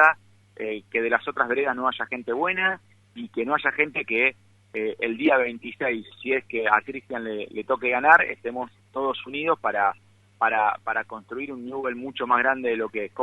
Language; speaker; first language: Spanish; native; Spanish